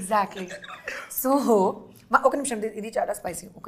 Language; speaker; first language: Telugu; non-native, learner; Hindi